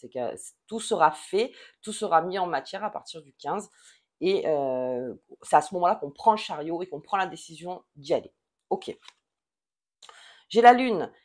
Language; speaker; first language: French; native; French